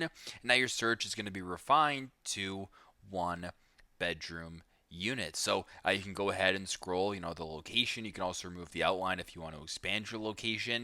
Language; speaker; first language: English; native; English